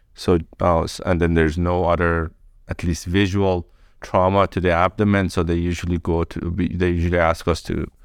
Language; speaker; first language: English; early bilingual, other home language; Persian